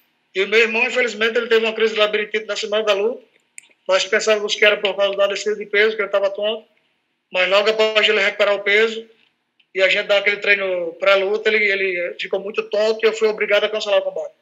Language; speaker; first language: Portuguese; native; Portuguese